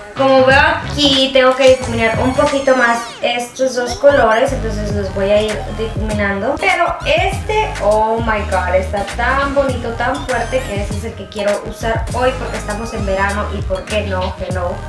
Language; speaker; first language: Spanish; early bilingual, heritage; Spanish